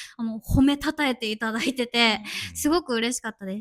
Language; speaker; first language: Japanese; native; Japanese